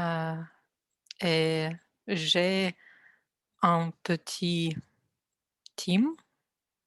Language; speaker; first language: French; non-native, learner; Russian